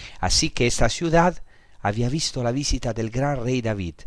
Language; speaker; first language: Spanish; non-native, fluent; Italian